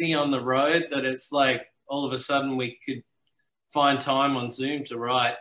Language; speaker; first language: English; native; English